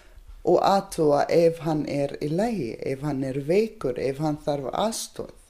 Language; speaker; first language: Icelandic; non-native, learner; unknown